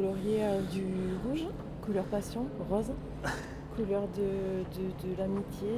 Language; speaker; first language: French; native; French